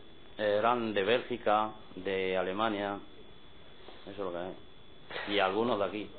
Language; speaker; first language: Spanish; non-native, fluent; Arabic